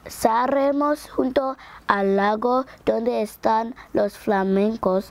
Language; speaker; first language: Spanish; non-native, learner; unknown